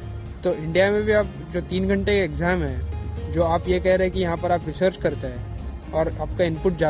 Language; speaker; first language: Hindi; native; Hindi